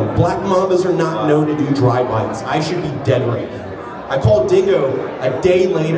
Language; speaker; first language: English; native; English